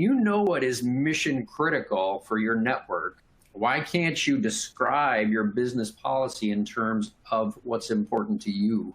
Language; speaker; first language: English; native; English